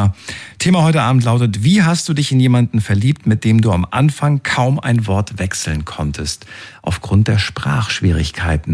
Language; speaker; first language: German; native; German